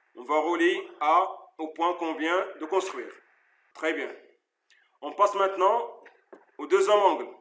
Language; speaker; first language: French; non-native, local second language; Arabic